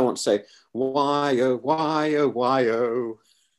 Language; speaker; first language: English; native; English